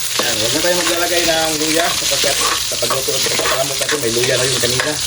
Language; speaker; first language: Filipino; non-native, local second language; Cebuano